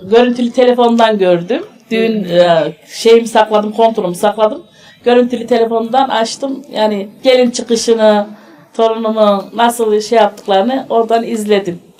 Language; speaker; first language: Turkish; native; Turkish